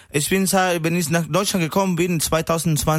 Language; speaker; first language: German; non-native, learner; Spanish